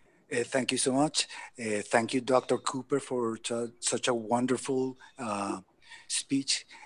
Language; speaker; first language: English; non-native, fluent; Spanish